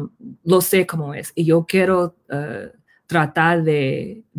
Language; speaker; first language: Spanish; early bilingual, heritage; Spanish